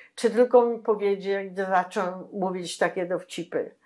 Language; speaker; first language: Polish; non-native, local second language; Yiddish